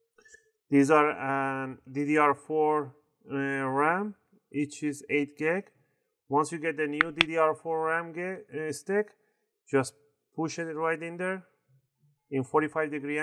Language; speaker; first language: English; non-native, fluent; Spanish